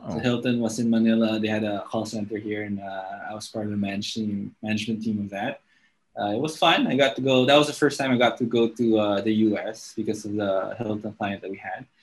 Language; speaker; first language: English; native; English